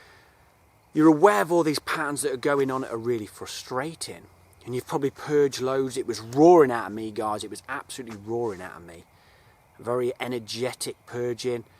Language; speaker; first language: English; native; English